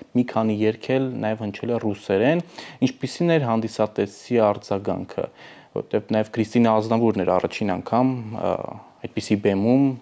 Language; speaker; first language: Armenian; native; Armenian